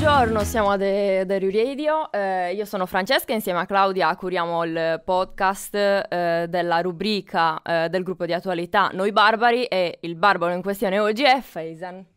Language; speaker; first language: Italian; early bilingual, other home language; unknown